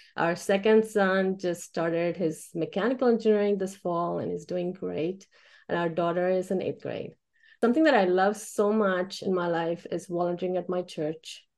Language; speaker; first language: English; early bilingual, other home language; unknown